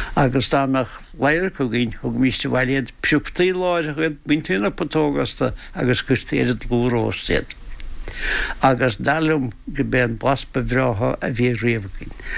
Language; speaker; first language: Irish; native; Irish